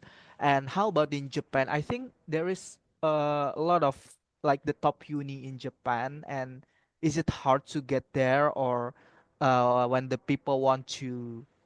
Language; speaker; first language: English; non-native, learner; Indonesian